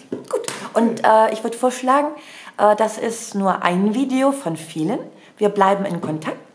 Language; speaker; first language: German; native; German